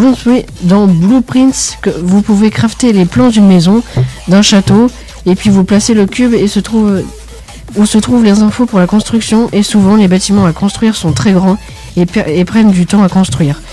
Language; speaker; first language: French; native; French